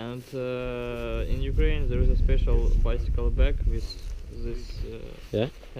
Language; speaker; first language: English; non-native, learner; Ukrainian